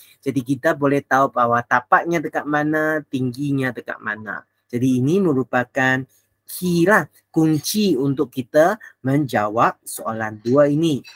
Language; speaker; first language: Malay; non-native, local second language; Chinese